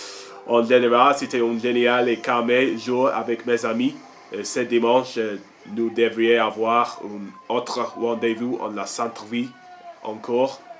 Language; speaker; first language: French; non-native, learner; English